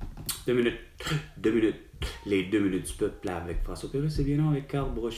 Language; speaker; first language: French; native; French